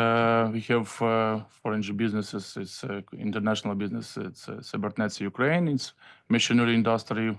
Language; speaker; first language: English; non-native, learner; Ukrainian